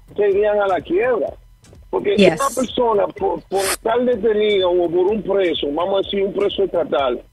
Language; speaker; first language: Spanish; native; Spanish